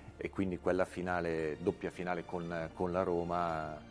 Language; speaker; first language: Italian; native; Italian